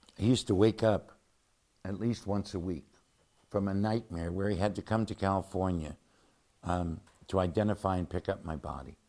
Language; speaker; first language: English; native; English